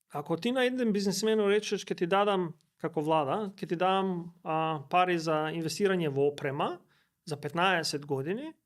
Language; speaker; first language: Macedonian; non-native, local second language; Albanian